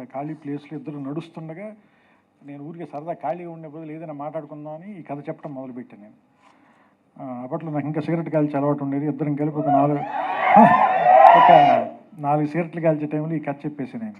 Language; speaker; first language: Telugu; native; Telugu